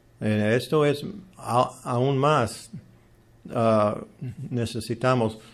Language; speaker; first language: Spanish; non-native, learner; English